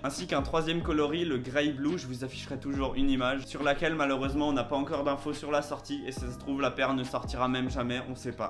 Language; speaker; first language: French; native; French